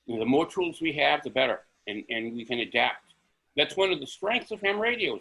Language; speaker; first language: English; native; English